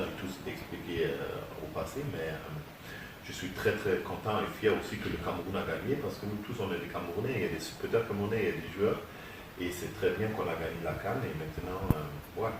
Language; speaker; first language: French; early bilingual, heritage; German